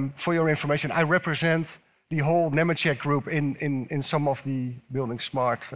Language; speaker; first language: English; non-native, fluent; Dutch